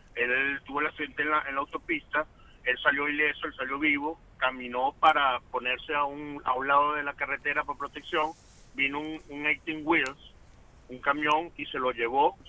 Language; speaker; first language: Spanish; native; Spanish